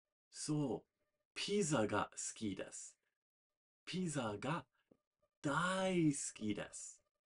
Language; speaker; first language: Japanese; non-native, fluent; English